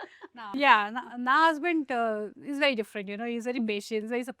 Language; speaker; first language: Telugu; non-native, local second language; Hindi